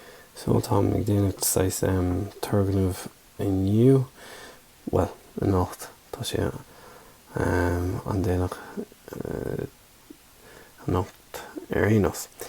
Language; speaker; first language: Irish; non-native, local second language; English